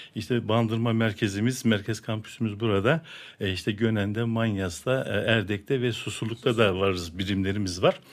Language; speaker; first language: Turkish; native; Turkish